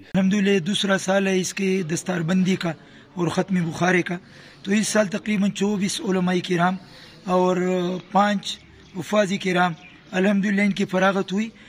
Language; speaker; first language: Urdu; non-native, local second language; Pashto